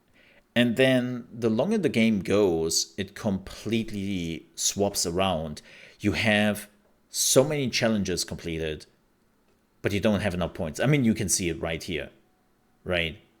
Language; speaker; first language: English; non-native, fluent; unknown